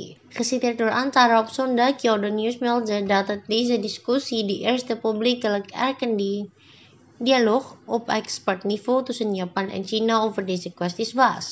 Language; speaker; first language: Dutch; non-native, fluent; Indonesian